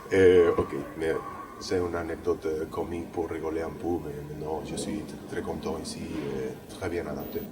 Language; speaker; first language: French; non-native, learner; Spanish